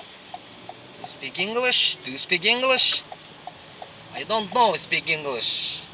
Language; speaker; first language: English; non-native, learner; Kyrgyz